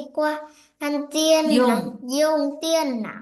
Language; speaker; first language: Chinese; non-native, learner; Vietnamese